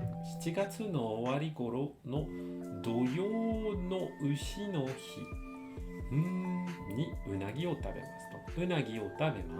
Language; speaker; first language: Japanese; non-native, fluent; French